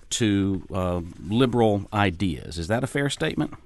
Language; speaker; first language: English; native; English